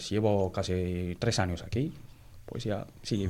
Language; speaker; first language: Spanish; non-native, learner; Arabic